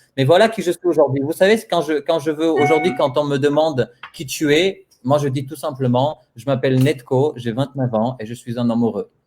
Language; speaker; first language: French; non-native, fluent; Bulgarian